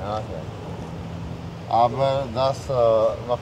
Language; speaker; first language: German; non-native, learner; Russian